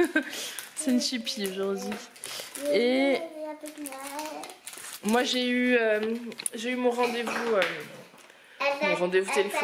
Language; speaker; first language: French; native; French